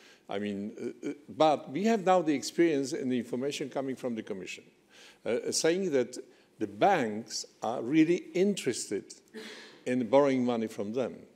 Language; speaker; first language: English; non-native, fluent; Polish